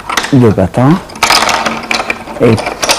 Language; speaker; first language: French; non-native, learner; Arabic